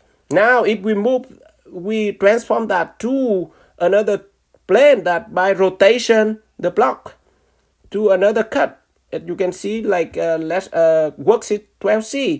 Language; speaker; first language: English; non-native, fluent; Vietnamese